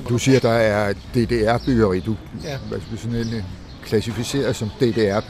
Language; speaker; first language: Danish; native; Danish